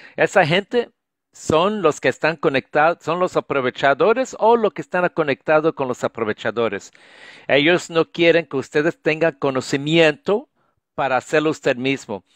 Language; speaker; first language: Spanish; early bilingual, heritage; Spanish